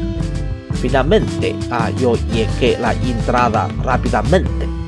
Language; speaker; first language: Spanish; non-native, learner; Chinese